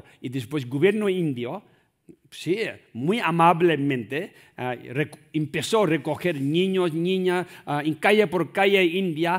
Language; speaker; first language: Spanish; non-native, learner; Tibetan